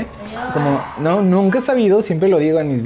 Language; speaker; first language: Spanish; native; Spanish